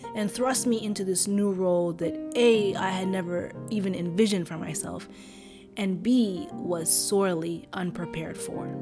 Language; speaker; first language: English; early bilingual, other home language; Arabic